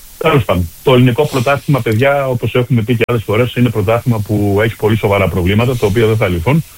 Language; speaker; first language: Greek; native; Greek